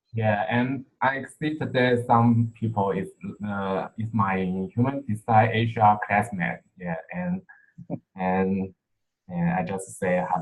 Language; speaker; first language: English; non-native, learner; Chinese